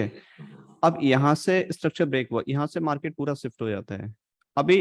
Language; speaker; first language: Hindi; native; Hindi